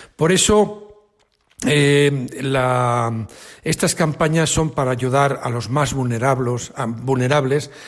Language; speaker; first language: Spanish; native; Spanish